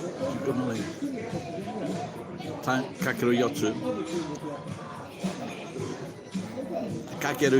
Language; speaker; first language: Japanese; non-native, learner; English